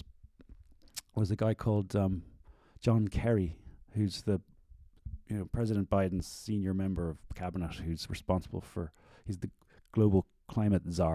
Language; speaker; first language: English; native; English